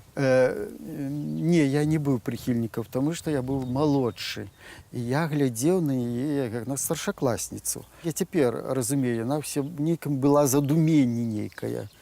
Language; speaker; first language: Belarusian; native; Belarusian